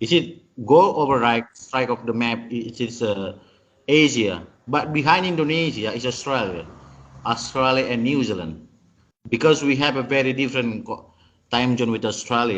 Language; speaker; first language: English; non-native, learner; Indonesian